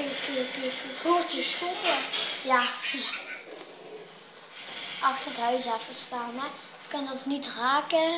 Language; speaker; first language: Dutch; native; Dutch